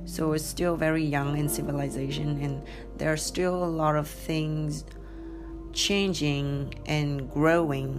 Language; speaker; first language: English; non-native, fluent; Vietnamese